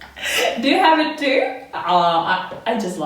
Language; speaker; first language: English; non-native, fluent; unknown